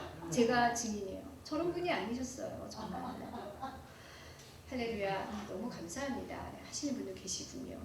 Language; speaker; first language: Korean; native; Korean